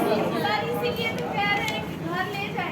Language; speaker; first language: Hindi; native; Hindi